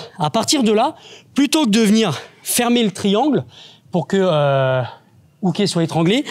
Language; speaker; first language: French; native; French